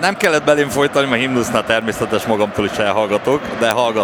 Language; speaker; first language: Hungarian; native; Hungarian